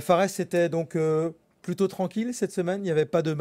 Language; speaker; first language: French; native; French